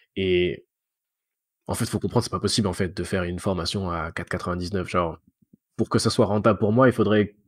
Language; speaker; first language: French; native; French